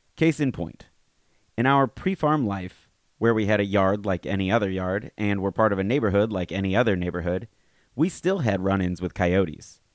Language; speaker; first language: English; native; English